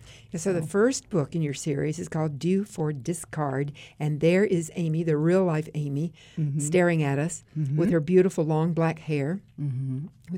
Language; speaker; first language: English; native; English